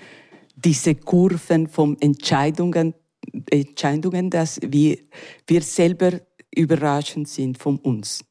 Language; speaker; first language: German; non-native, learner; Spanish